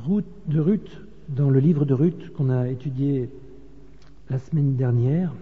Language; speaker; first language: French; native; French